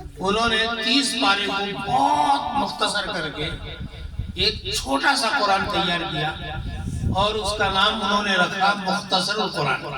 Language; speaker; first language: Urdu; native; Urdu